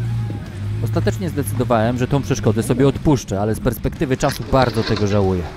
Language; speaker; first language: Polish; native; Polish